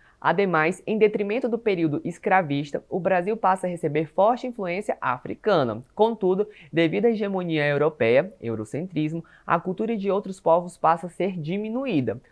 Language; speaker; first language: Portuguese; native; Portuguese